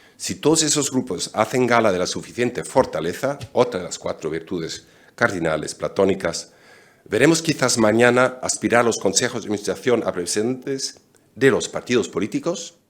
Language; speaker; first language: Spanish; non-native, fluent; German